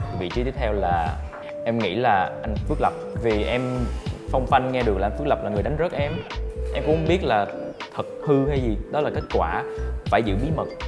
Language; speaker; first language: Vietnamese; native; Vietnamese